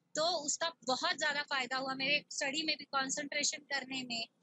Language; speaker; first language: Hindi; non-native, local second language; Marathi